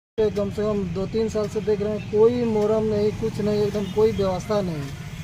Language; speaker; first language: Hindi; native; Hindi